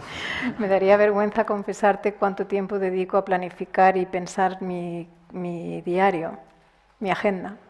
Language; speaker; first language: Spanish; native; Spanish